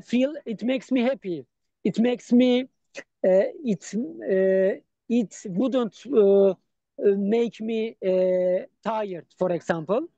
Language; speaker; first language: English; non-native, learner; Turkish